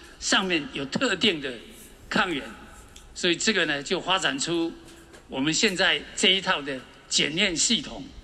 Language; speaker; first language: Chinese; native; Chinese